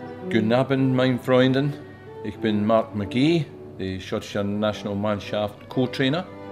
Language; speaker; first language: German; non-native, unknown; English